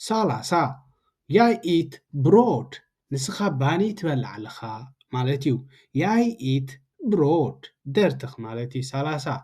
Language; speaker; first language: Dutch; non-native, learner; Tigrinya